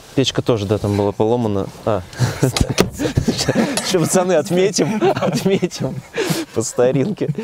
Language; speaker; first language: Russian; native; Russian